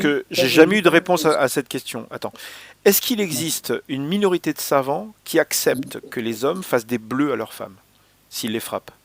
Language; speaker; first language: French; native; French